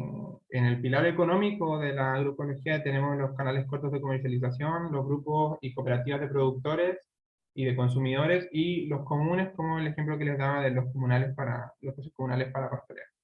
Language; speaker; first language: Spanish; native; Spanish